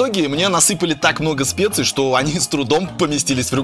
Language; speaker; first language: Russian; native; Russian